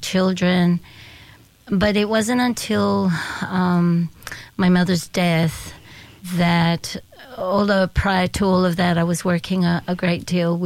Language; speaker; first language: English; early bilingual, other home language; Spanish